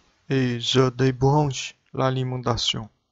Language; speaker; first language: French; non-native, learner; Chinese